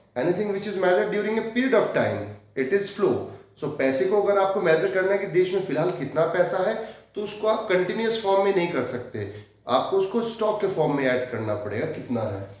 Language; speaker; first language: Hindi; native; Hindi